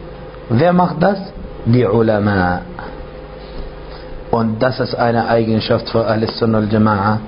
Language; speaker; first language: German; non-native, fluent; Arabic